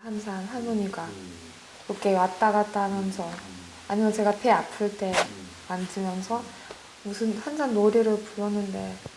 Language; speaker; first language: Korean; non-native, fluent; Russian